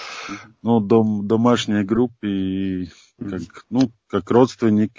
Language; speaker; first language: Russian; non-native, fluent; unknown